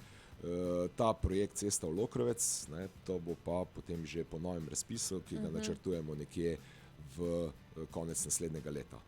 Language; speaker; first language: Slovenian; native; Slovenian